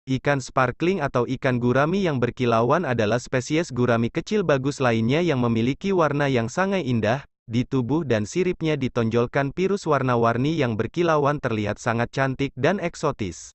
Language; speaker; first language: Indonesian; native; Indonesian